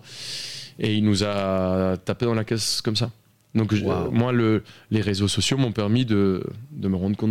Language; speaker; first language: French; non-native, fluent; Spanish